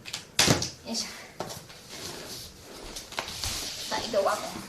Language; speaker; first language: Japanese; native; Japanese